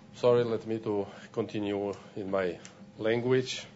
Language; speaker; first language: English; non-native, learner; Albanian